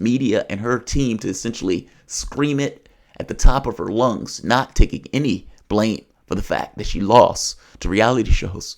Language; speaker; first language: English; native; English